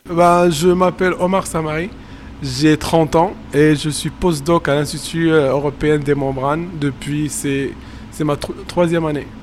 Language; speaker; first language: French; non-native, local second language; Arabic